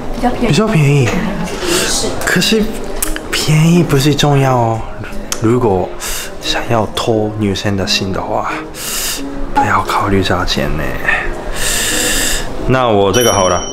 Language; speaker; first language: Chinese; non-native, learner; Japanese